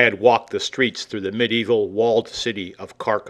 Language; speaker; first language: English; native; English